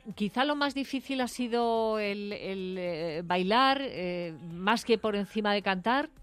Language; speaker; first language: Spanish; native; Spanish